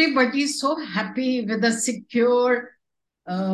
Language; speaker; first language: English; non-native, local second language; Hindi